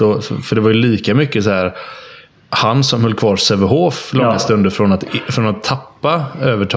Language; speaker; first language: Swedish; native; Swedish